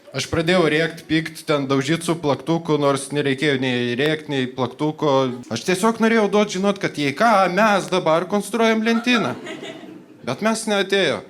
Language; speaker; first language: Lithuanian; non-native, local second language; Polish